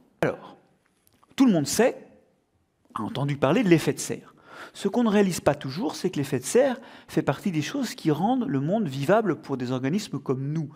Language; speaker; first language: French; native; French